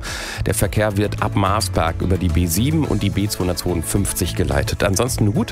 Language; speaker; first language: German; native; German